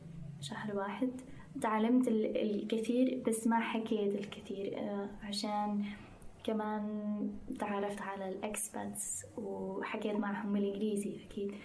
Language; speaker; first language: Arabic; non-native, fluent; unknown